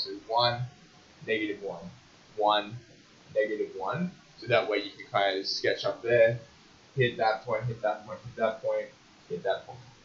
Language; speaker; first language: English; native; English